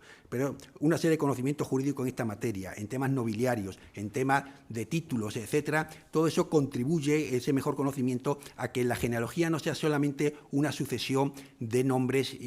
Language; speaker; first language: Spanish; native; Spanish